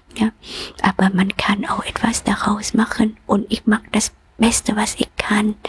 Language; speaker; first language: German; non-native, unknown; Vietnamese